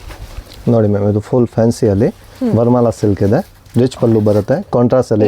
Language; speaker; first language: Kannada; non-native, local second language; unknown